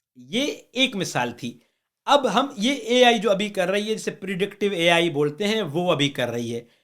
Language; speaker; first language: Urdu; native; Urdu